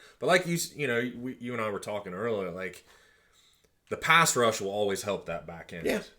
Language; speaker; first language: English; native; English